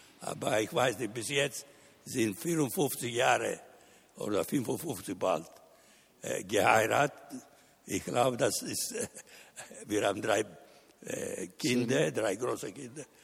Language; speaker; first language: German; non-native, learner; Italian